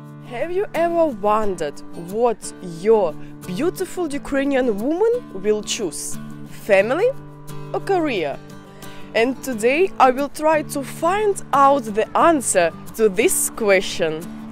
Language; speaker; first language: English; non-native, fluent; Russian